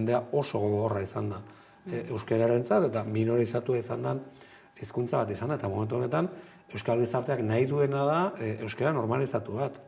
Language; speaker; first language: Basque; native; Basque